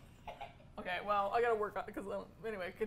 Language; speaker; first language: English; native; English